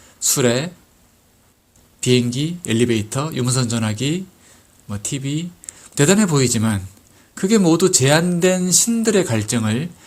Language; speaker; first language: Korean; native; Korean